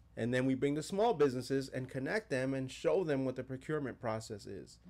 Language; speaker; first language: English; native; English